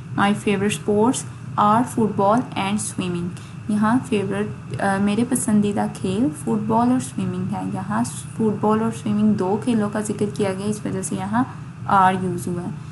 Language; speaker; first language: Urdu; native; Urdu